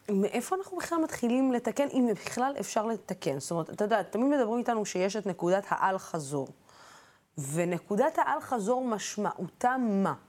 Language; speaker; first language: Hebrew; non-native, local second language; Arabic